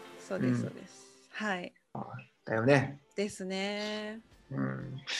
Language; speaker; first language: Chinese; non-native, learner; Japanese